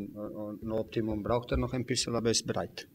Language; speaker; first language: German; non-native, fluent; Slovenian